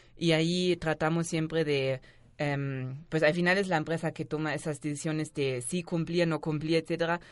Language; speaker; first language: Spanish; non-native, fluent; German